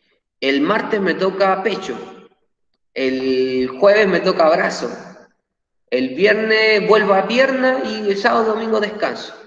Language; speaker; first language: Spanish; native; Spanish